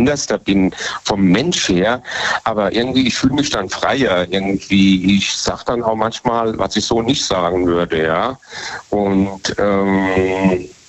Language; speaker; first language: German; native; German